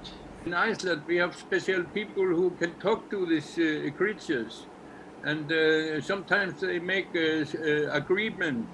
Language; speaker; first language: English; non-native, learner; Icelandic